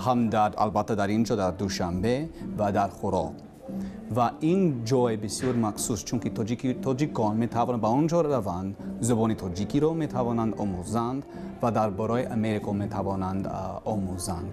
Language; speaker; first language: Persian; non-native, learner; English